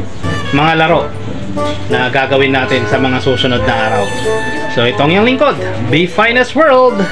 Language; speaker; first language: Filipino; native; Filipino